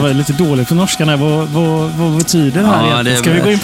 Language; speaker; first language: Swedish; native; Swedish